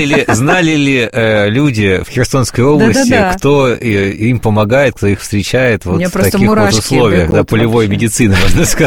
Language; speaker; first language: Russian; native; Russian